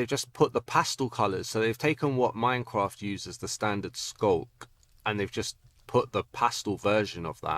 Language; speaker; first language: English; native; English